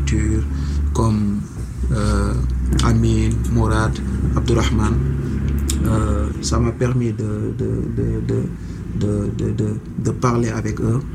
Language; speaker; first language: French; non-native, local second language; Wolof